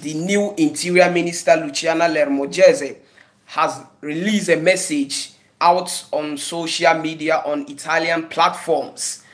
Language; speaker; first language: English; non-native, local second language; Akan